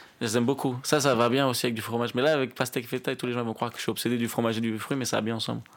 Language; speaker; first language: French; native; French